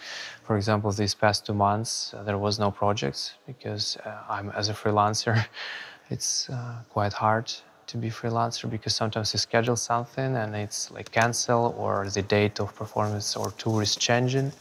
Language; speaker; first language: English; non-native, fluent; Ukrainian